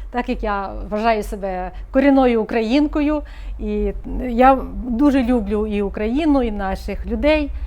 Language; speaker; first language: Ukrainian; native; Ukrainian